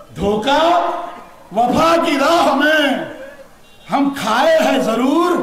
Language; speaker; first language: Hindi; non-native, local second language; Marathi